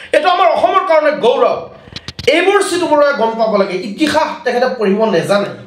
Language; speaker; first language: Assamese; non-native, local second language; Bangla